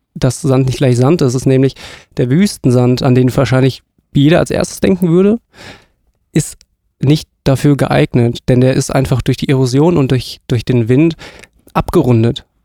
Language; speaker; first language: German; native; German